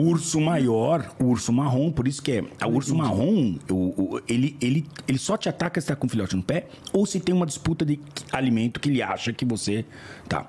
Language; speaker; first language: Portuguese; native; Portuguese